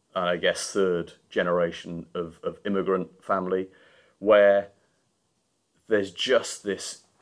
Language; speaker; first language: English; native; English